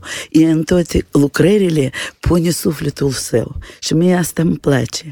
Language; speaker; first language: Romanian; non-native, local second language; Russian